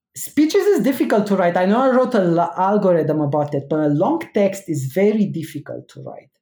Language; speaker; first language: English; non-native, fluent; Romanian